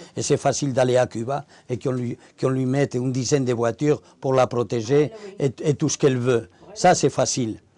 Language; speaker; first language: French; non-native, fluent; Spanish